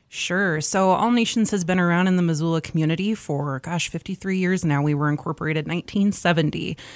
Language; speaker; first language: English; native; English